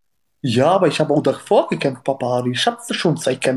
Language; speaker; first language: German; non-native, learner; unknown